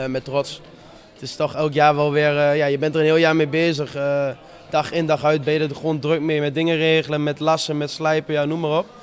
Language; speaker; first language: Dutch; native; Dutch